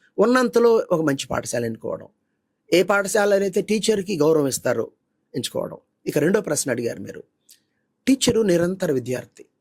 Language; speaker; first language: Telugu; native; Telugu